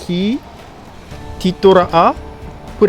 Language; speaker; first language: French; non-native, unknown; Japanese